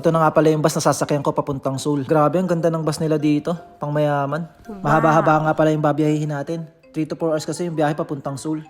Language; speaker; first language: Filipino; native; Filipino